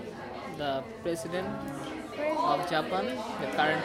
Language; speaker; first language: English; non-native, learner; Bangla